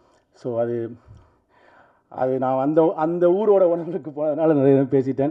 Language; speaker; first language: Tamil; native; Tamil